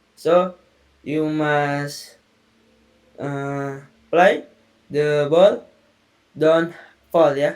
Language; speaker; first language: English; non-native, learner; Indonesian